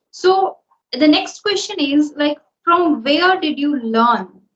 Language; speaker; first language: English; non-native, local second language; Hindi